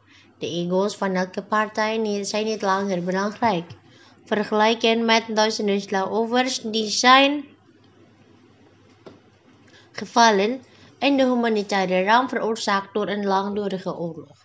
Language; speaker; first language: Dutch; non-native, fluent; Indonesian